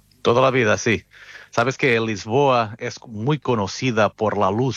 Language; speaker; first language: Spanish; non-native, fluent; Portuguese